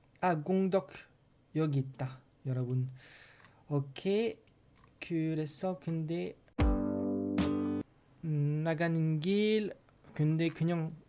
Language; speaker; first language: Korean; non-native, learner; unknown